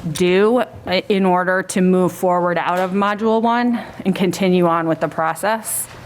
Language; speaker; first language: English; native; English